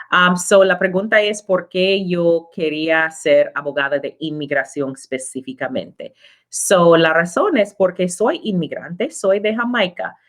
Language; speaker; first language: Spanish; non-native, learner; English